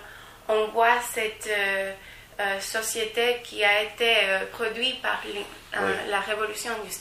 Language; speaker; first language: French; non-native, learner; Spanish